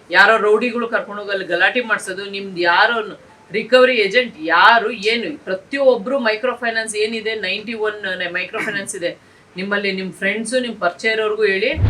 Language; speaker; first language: Kannada; native; Kannada